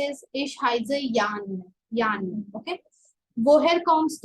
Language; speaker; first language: German; non-native, fluent; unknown